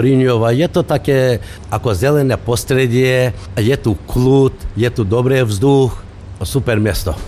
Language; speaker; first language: Slovak; non-native, local second language; Macedonian